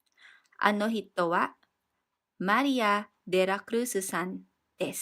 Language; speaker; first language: Japanese; non-native, fluent; Filipino